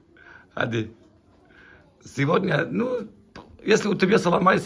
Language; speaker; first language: Russian; non-native, learner; Turkish